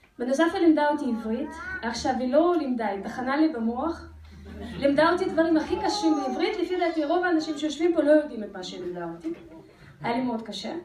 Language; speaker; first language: Hebrew; non-native, fluent; Russian